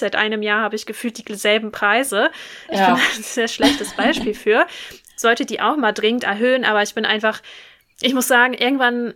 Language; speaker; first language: German; native; German